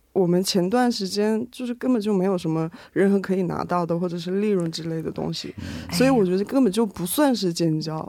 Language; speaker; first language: Chinese; non-native, fluent; Korean